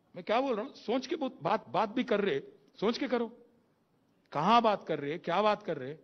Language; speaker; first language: Hindi; non-native, local second language; Telugu